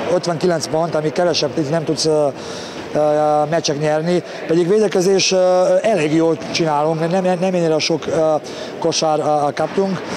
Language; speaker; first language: Hungarian; non-native, learner; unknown